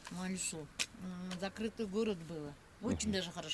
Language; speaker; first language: Russian; non-native, local second language; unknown